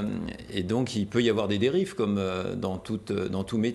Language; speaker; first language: French; native; French